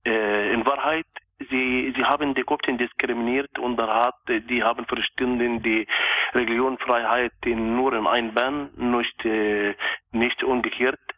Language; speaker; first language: German; non-native, local second language; Arabic